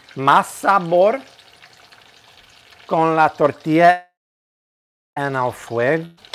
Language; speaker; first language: Spanish; non-native, learner; English